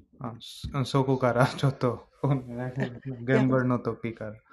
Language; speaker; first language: Japanese; non-native, learner; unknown